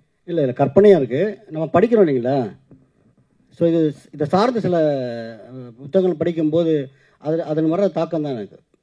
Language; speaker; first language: Tamil; native; Tamil